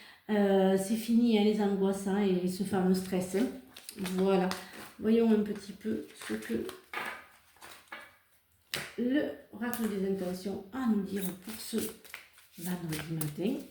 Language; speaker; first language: French; native; French